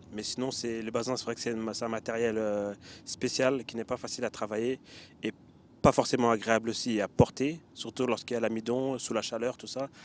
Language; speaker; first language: French; early bilingual, other home language; Bambara